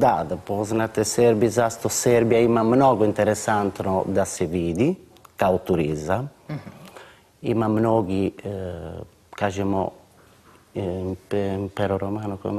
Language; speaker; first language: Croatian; non-native, learner; Italian